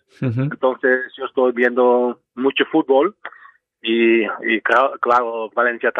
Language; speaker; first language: Spanish; non-native, fluent; Dutch